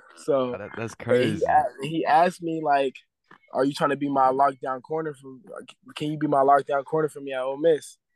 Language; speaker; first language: English; native; English